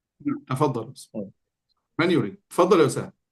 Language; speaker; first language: Arabic; native; Arabic